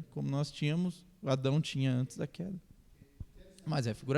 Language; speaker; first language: Portuguese; native; Portuguese